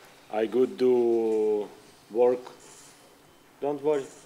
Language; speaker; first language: English; non-native, learner; Ukrainian